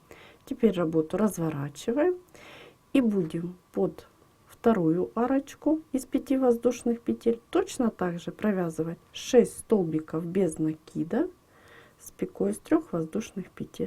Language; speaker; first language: Russian; native; Russian